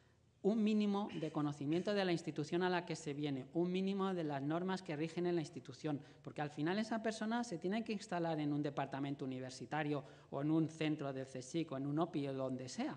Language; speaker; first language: Spanish; native; Spanish